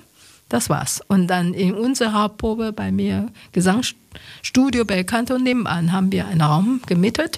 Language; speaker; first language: German; non-native, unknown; Chinese